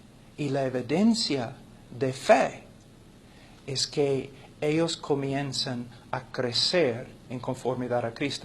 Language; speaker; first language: Spanish; non-native, fluent; English